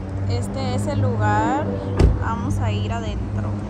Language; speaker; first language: Spanish; early bilingual, heritage; Spanish